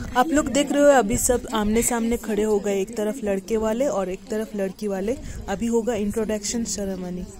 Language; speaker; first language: Hindi; non-native, local second language; Santali